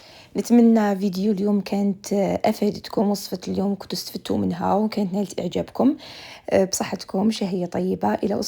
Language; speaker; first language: Arabic; native; Arabic